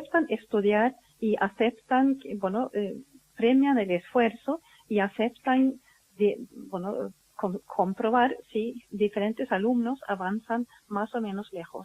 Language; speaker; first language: Spanish; non-native, fluent; Swedish